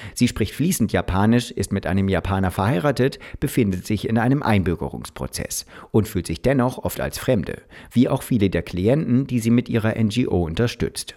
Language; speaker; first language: German; native; German